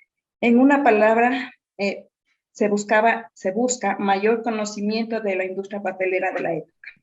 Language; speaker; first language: Spanish; native; Spanish